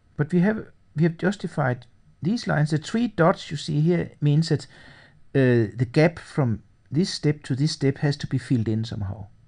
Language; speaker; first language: English; non-native, fluent; Danish